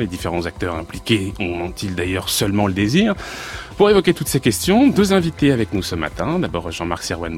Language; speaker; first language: French; native; French